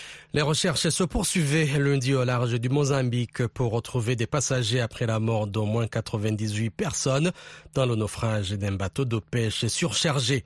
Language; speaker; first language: French; non-native, local second language; Rundi